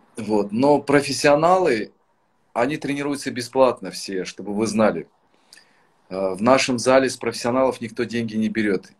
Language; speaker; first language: Russian; native; Russian